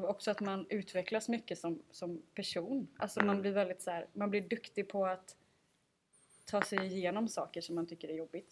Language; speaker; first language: Swedish; native; Swedish